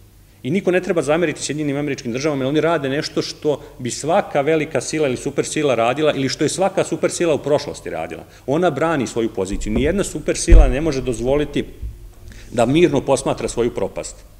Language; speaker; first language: Serbian; native; Serbian